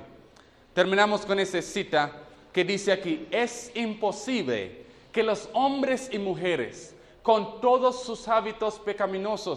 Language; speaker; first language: Spanish; non-native, fluent; English